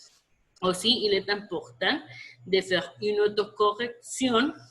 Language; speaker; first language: French; non-native, fluent; Spanish